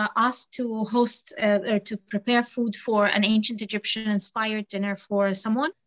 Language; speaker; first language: English; non-native, fluent; Arabic